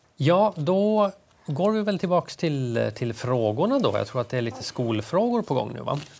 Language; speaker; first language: Swedish; native; Swedish